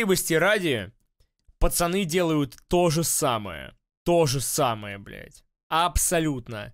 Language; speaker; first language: Russian; native; Russian